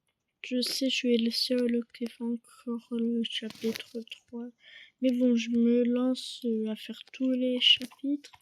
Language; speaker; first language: French; native; French